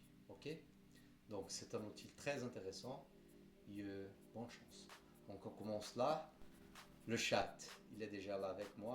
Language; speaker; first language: French; non-native, fluent; Portuguese